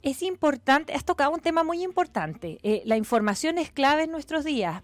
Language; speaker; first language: Spanish; native; Spanish